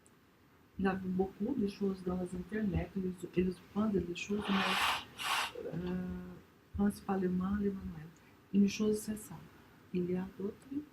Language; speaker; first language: French; non-native, learner; Portuguese